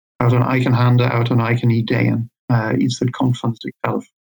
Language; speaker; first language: Dutch; non-native, fluent; English